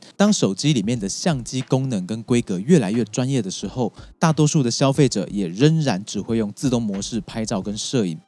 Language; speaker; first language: Chinese; native; Chinese